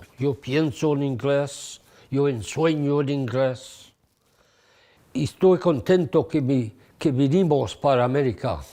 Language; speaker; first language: Spanish; early bilingual, heritage; English